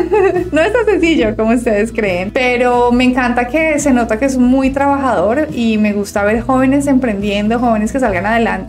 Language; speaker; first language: Spanish; native; Spanish